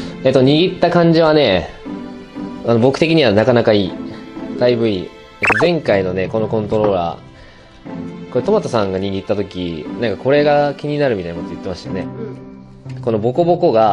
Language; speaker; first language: Japanese; native; Japanese